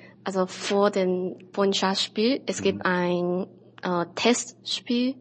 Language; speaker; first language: German; non-native, learner; Chinese